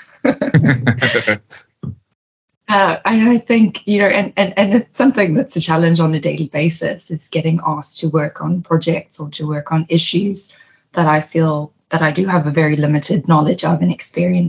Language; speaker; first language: English; native; English